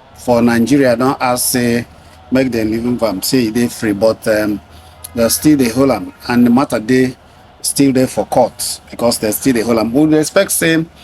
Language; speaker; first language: Nigerian Pidgin; non-native, local second language; Igbo